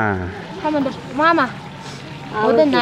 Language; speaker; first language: Chinese; non-native, local second language; Tibetan